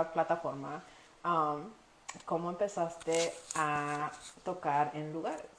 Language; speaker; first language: Spanish; early bilingual, heritage; Spanish